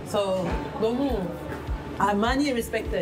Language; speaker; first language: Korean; non-native, learner; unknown